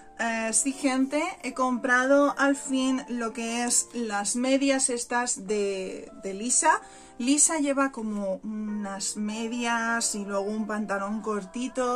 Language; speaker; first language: Spanish; native; Spanish